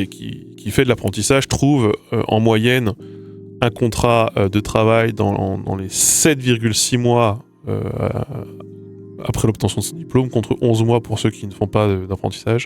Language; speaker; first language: French; native; French